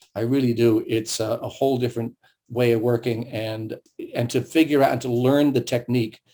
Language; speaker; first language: English; early bilingual, other home language; German